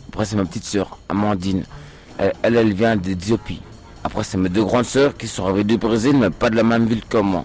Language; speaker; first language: French; early bilingual, other home language; Portuguese